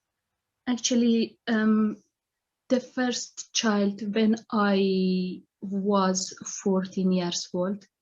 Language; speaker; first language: English; non-native, learner; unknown